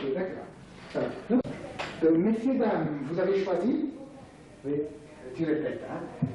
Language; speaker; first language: French; native; French